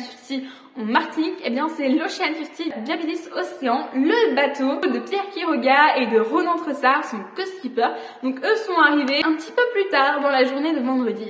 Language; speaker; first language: French; native; French